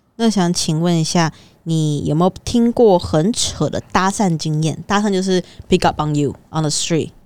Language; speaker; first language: Chinese; native; Chinese